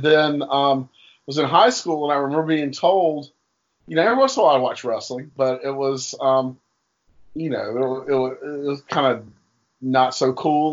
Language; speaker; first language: English; native; English